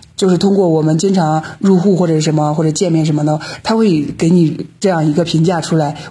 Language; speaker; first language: Chinese; native; Chinese